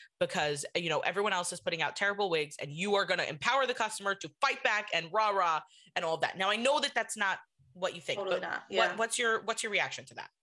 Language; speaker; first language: English; native; English